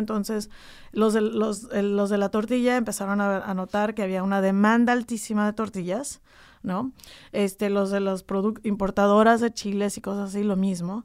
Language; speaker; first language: Spanish; native; Spanish